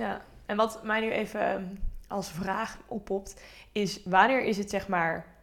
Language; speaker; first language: Dutch; native; Dutch